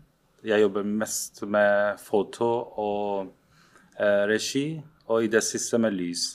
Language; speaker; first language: Norwegian; non-native, fluent; Persian